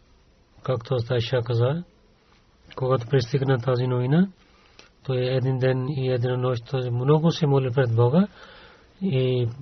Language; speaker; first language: Bulgarian; non-native, learner; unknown